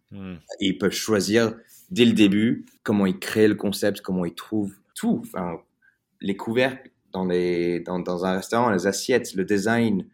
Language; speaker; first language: French; early bilingual, heritage; French